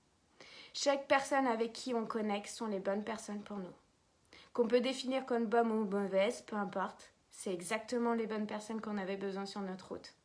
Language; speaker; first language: French; native; French